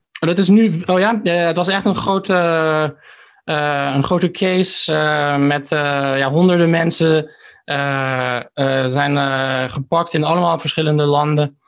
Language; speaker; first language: Dutch; early bilingual, heritage; Dutch